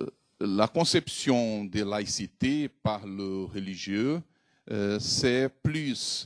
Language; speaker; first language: French; non-native, fluent; Portuguese